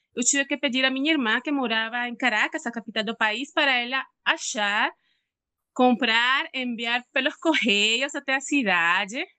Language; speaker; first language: Portuguese; non-native, fluent; Spanish